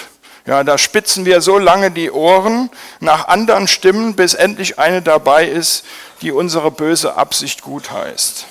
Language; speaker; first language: German; native; German